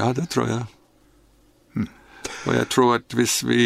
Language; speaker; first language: Norwegian; non-native, fluent; English